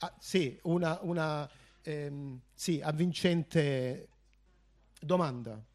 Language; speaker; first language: Italian; early bilingual, heritage; Italian